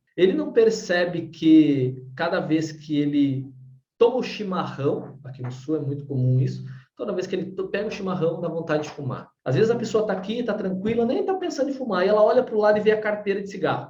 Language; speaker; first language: Portuguese; native; Portuguese